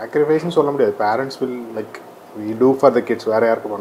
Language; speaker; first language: Tamil; native; Tamil